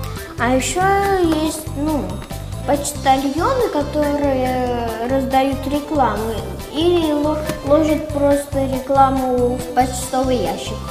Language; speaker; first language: Russian; native; Russian